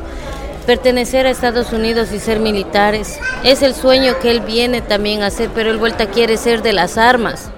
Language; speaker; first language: Spanish; native; Spanish